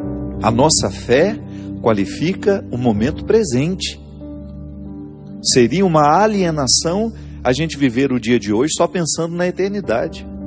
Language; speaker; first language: Portuguese; native; Portuguese